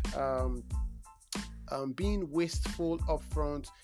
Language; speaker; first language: English; non-native, local second language; Yoruba